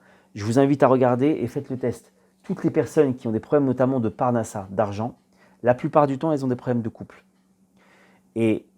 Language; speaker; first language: French; native; French